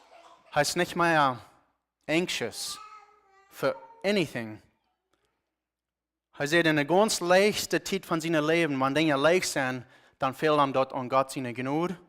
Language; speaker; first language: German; non-native, learner; Plautdietsch